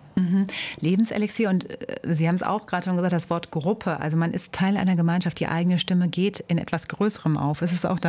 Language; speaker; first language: German; native; German